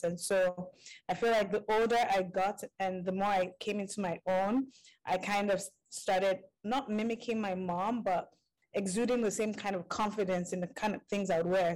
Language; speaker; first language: English; non-native, local second language; Igbo